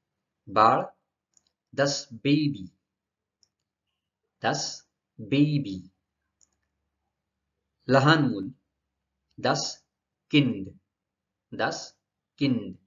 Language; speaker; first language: German; non-native, learner; Marathi